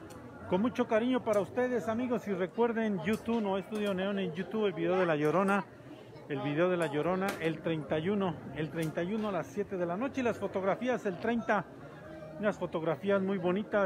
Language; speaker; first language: Spanish; native; Spanish